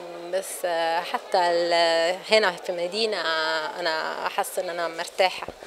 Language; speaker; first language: Arabic; non-native, fluent; Italian